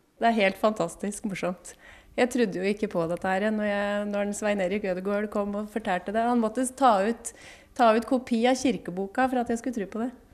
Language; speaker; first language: Norwegian; native; Norwegian